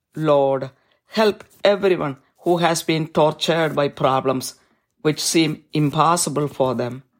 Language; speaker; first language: English; non-native, local second language; Malayalam